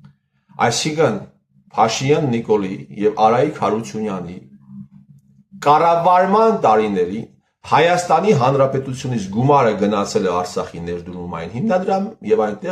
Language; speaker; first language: Armenian; native; Armenian